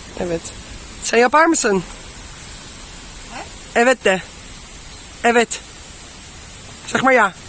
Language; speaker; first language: Turkish; non-native, fluent; Dutch